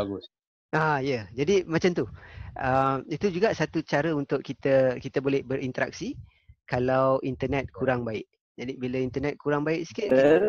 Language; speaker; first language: Malay; native; Malay